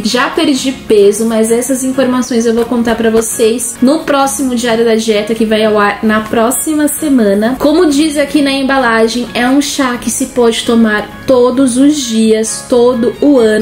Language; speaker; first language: Portuguese; native; Portuguese